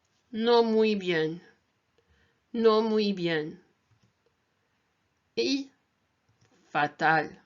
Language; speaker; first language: Spanish; non-native, learner; English